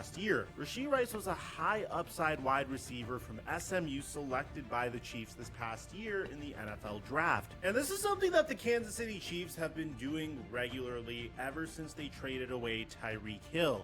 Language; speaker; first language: English; native; English